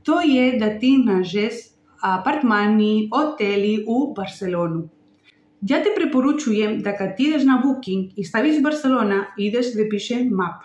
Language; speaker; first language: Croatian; non-native, learner; Spanish